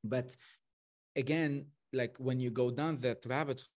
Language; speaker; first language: English; non-native, fluent; Arabic